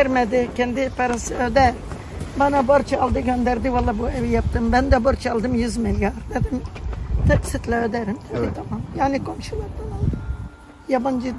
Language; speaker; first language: Turkish; non-native, local second language; Arabic